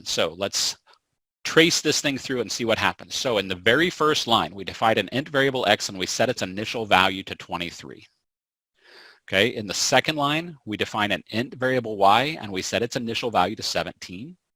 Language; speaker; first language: English; native; English